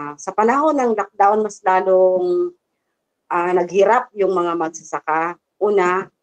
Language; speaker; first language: Filipino; non-native, local second language; Bikol